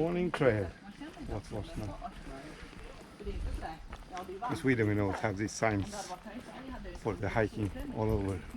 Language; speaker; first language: English; non-native, learner; Swedish